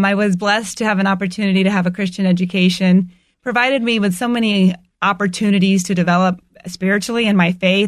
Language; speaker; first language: English; native; English